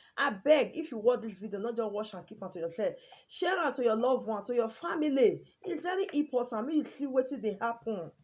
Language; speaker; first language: Nigerian Pidgin; native; Nigerian Pidgin